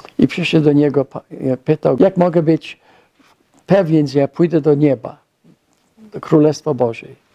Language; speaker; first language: Polish; non-native, fluent; English